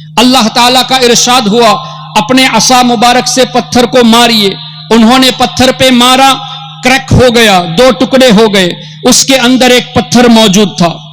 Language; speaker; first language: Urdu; non-native, fluent; Memoni